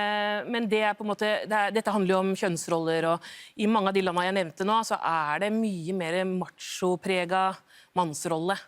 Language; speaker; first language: Norwegian; native; Norwegian